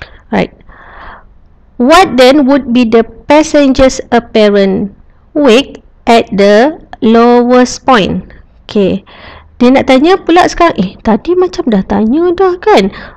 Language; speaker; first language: English; non-native, local second language; Malay